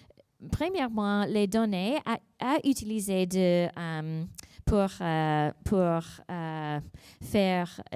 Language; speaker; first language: French; non-native, learner; English